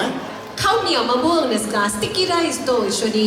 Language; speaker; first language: Japanese; non-native, learner; Thai